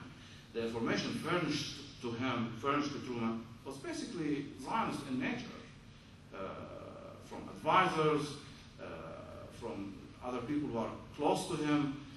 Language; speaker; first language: English; non-native, fluent; Arabic